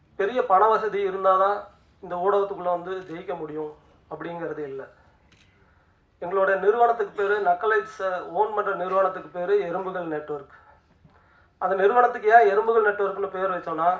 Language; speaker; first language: Tamil; native; Tamil